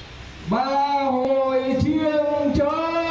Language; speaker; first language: Vietnamese; native; Vietnamese